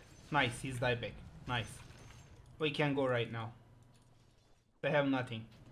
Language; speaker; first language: English; non-native, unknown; Turkish